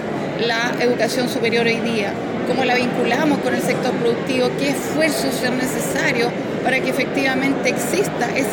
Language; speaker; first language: Spanish; native; Spanish